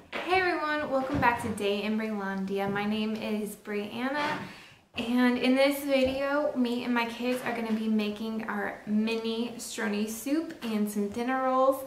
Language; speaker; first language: English; native; English